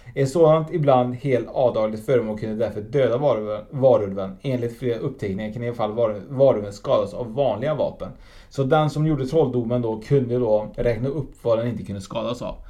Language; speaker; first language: Swedish; native; Swedish